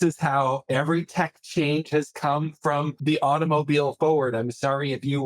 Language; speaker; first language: English; native; English